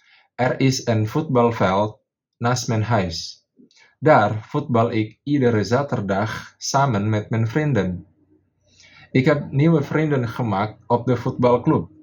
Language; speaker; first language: Dutch; non-native, fluent; Indonesian